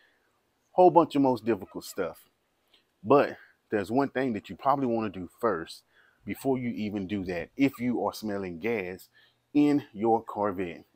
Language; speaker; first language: English; native; English